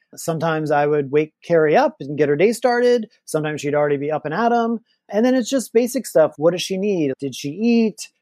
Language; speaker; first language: English; native; English